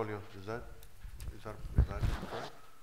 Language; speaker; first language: English; native; English